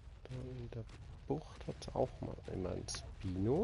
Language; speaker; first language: German; native; German